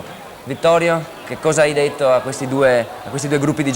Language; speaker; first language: Italian; native; Italian